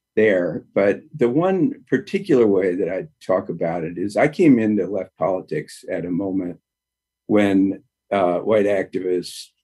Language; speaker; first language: English; native; English